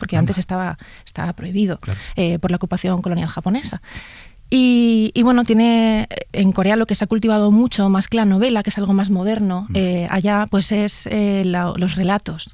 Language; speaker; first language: Spanish; native; Spanish